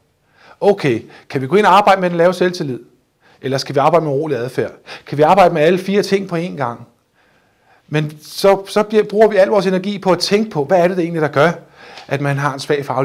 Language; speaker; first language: Danish; native; Danish